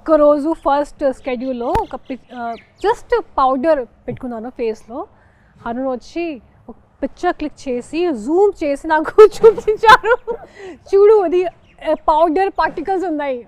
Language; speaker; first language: Telugu; non-native, fluent; Hindi